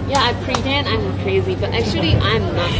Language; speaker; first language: English; non-native, learner; Chinese